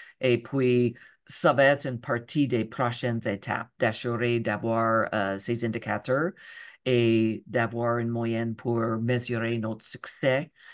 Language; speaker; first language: French; non-native, local second language; English